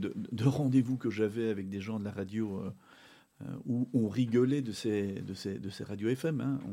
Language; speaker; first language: French; native; French